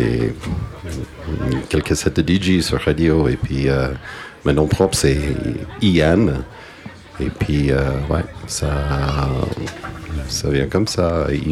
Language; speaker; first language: French; non-native, fluent; English